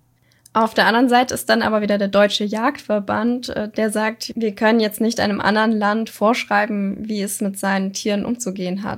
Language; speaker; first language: German; native; German